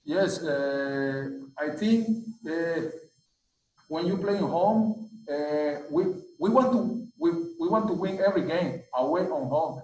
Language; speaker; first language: English; non-native, learner; Spanish